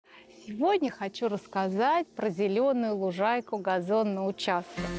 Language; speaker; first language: Russian; native; Russian